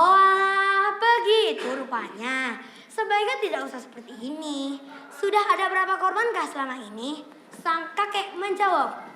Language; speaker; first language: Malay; non-native, local second language; Javanese